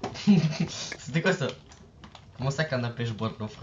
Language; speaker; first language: French; native; French